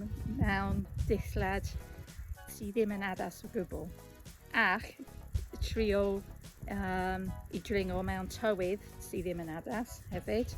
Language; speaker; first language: Welsh; non-native, learner; English